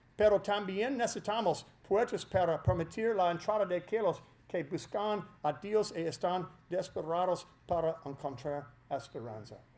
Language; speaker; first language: Spanish; non-native, learner; English